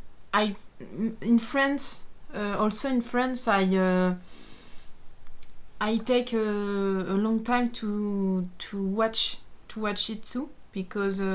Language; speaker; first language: English; non-native, learner; French